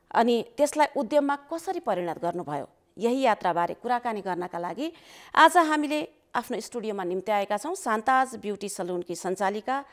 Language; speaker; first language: Nepali; native; Nepali